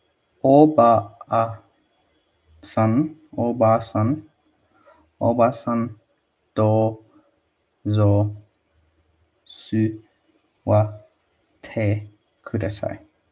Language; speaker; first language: Japanese; non-native, learner; English